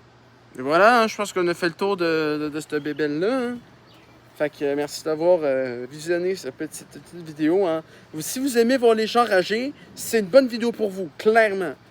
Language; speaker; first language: French; native; French